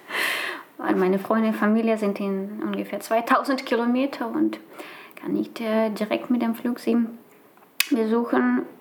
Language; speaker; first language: German; non-native, fluent; Russian